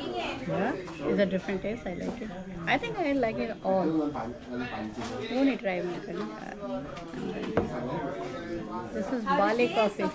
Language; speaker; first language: English; non-native, local second language; Hindi